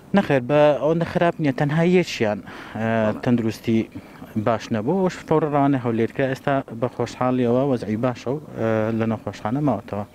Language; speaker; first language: Central Kurdish; native; Central Kurdish